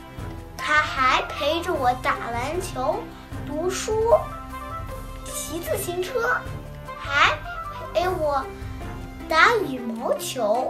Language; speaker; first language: Chinese; early bilingual, heritage; Chinese